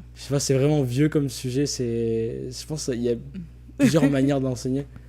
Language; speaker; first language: French; native; French